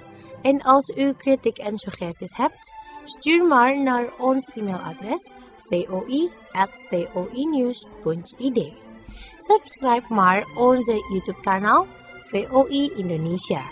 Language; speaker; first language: Dutch; non-native, fluent; Indonesian